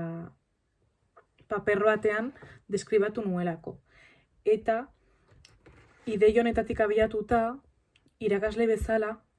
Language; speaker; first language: Basque; non-native, local second language; Spanish